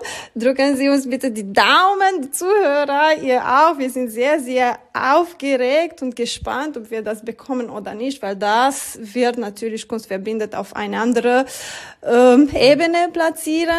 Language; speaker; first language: German; non-native, learner; Romanian